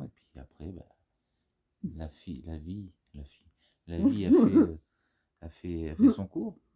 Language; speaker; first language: French; native; French